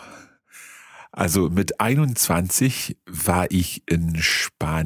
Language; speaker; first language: German; non-native, fluent; English